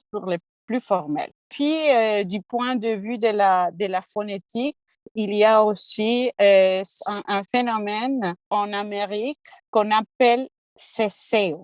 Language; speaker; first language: French; non-native, fluent; Spanish